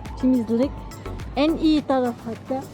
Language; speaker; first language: Turkish; non-native, learner; Arabic